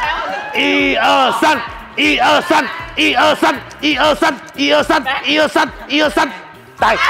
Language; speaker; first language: Chinese; native; Chinese